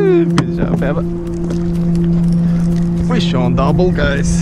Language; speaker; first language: English; non-native, learner; Ukrainian